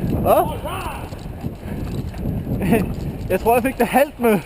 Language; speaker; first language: Danish; native; Danish